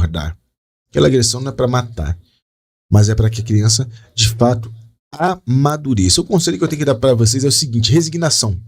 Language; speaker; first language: Portuguese; native; Portuguese